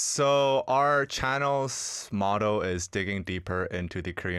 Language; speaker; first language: English; early bilingual, other home language; Korean